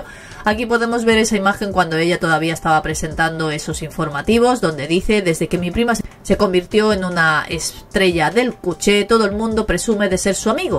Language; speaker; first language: Spanish; native; Spanish